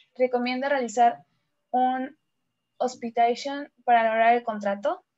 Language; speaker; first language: Spanish; native; Spanish